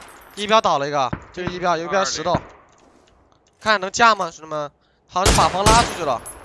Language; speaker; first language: Chinese; native; Chinese